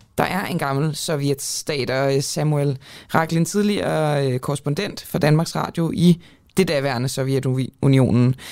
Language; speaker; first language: Danish; native; Danish